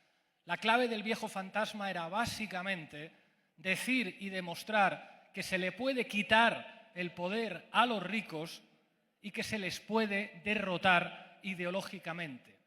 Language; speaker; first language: Spanish; native; Spanish